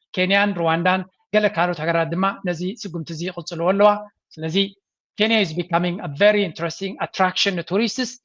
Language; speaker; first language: Tigrinya; native; Tigrinya